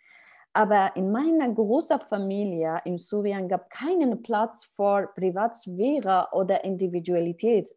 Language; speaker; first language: German; non-native, learner; Arabic